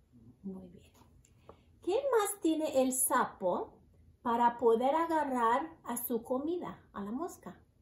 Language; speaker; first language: Spanish; early bilingual, heritage; Spanish